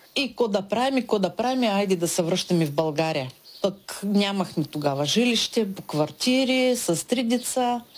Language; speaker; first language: Bulgarian; non-native, fluent; Russian